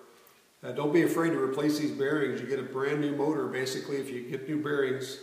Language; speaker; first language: English; native; English